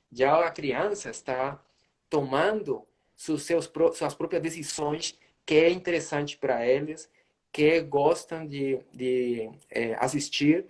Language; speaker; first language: Portuguese; non-native, fluent; Spanish